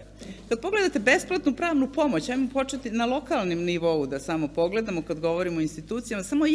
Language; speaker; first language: Serbian; native; Serbian